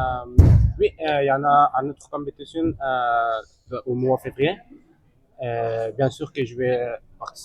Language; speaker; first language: French; non-native, learner; Persian